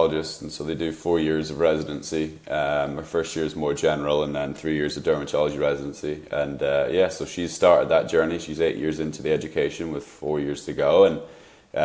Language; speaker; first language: English; native; English